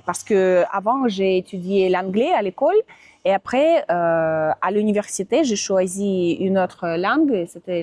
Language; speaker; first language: French; non-native, fluent; Russian